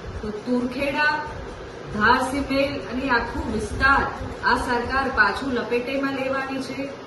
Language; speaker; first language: Gujarati; non-native, local second language; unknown